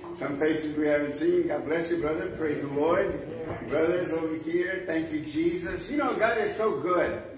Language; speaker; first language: English; native; English